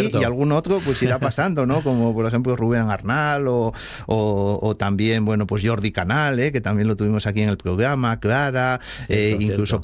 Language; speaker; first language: Spanish; native; Spanish